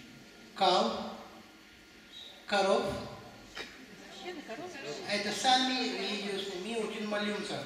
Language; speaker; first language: Russian; non-native, learner; Hindi